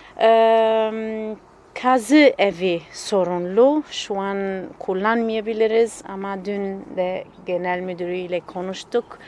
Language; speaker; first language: Turkish; non-native, fluent; Italian